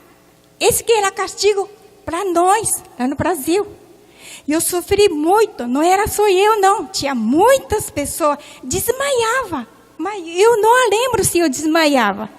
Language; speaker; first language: Portuguese; non-native, local second language; Japanese